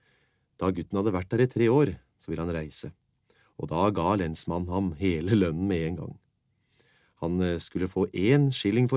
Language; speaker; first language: Norwegian; native; Norwegian